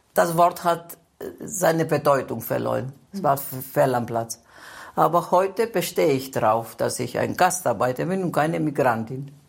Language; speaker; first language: German; non-native, fluent; Greek